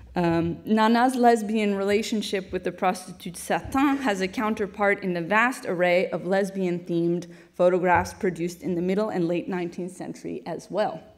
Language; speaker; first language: English; native; English